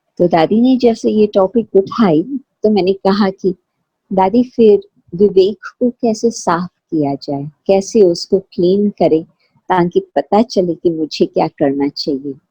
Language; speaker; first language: Hindi; non-native, fluent; Sindhi